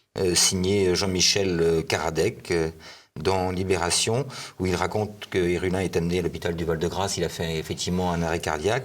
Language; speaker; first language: French; native; French